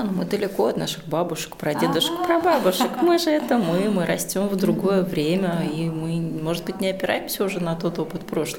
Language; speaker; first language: Russian; native; Russian